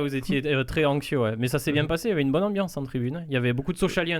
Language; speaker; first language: French; native; French